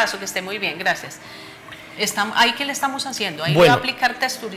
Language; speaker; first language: Spanish; native; Spanish